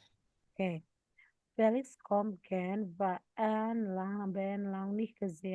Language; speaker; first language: German; non-native, fluent; Indonesian